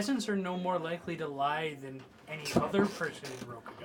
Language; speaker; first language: English; native; English